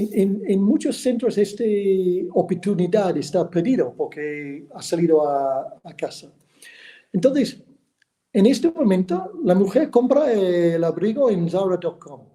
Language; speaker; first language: Spanish; non-native, fluent; English